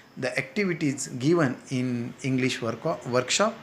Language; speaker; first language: English; non-native, local second language; Marathi